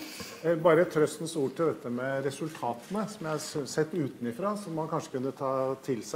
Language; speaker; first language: Norwegian; native; Norwegian